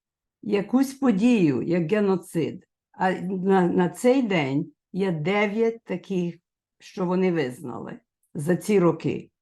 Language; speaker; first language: Ukrainian; early bilingual, heritage; Ukrainian